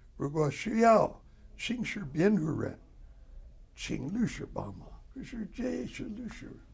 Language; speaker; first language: Chinese; non-native, fluent; English